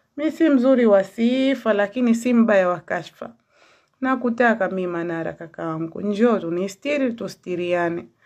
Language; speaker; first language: Swahili; native; Swahili